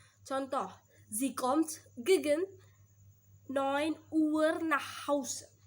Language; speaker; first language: German; non-native, learner; Indonesian